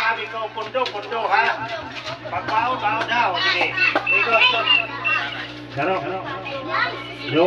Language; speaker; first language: Filipino; non-native, local second language; Bikol